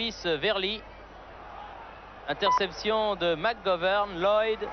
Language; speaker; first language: French; native; French